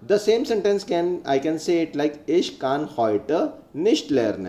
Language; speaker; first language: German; non-native, fluent; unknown